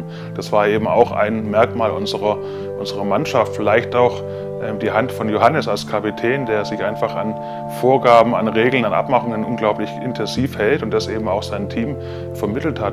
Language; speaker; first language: German; native; German